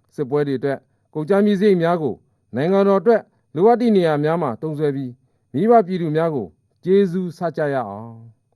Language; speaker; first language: Burmese; non-native, local second language; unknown